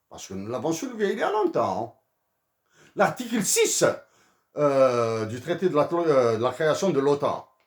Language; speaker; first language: French; native; French